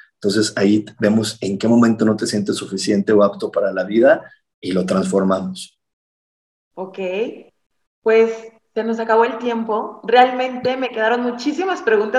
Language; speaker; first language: Spanish; native; Spanish